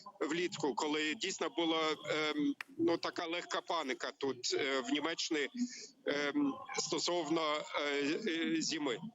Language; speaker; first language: Ukrainian; non-native, learner; German